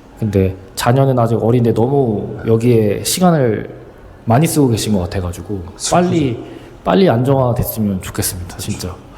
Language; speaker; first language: Korean; native; Korean